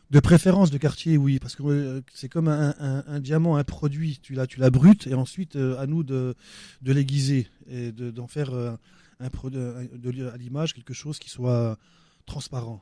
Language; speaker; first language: French; native; French